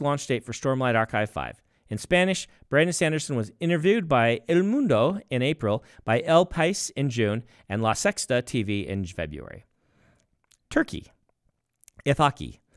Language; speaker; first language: English; native; English